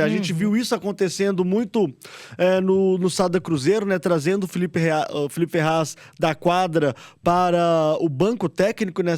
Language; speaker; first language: Portuguese; native; Portuguese